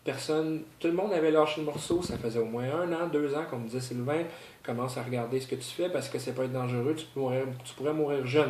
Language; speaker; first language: French; native; French